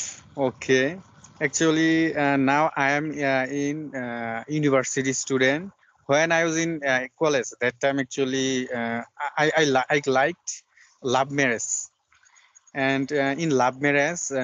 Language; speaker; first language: English; non-native, fluent; Bangla